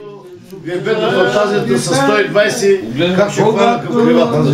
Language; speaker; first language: Bulgarian; native; Bulgarian